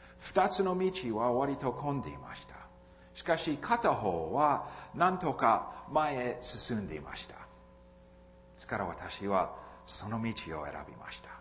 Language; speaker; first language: Japanese; non-native, fluent; English